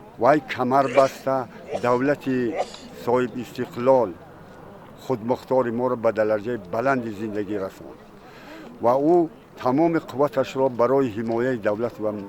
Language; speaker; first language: Tajik; non-native, local second language; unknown